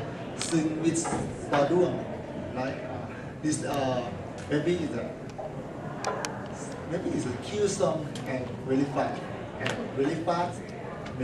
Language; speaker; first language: English; non-native, learner; Thai